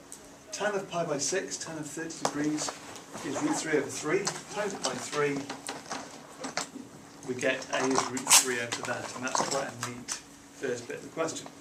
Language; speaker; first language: English; native; English